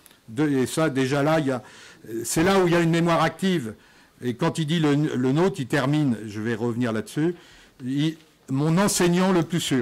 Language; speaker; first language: French; native; French